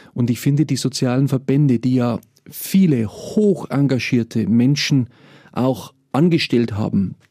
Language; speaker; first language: German; native; German